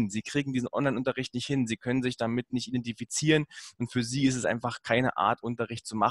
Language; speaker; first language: German; native; German